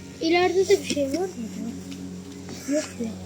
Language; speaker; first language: Turkish; early bilingual, heritage; Turkish